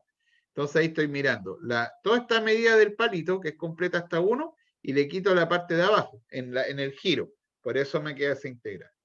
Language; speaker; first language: Spanish; native; Spanish